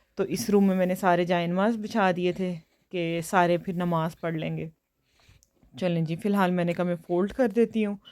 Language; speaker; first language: Urdu; native; Urdu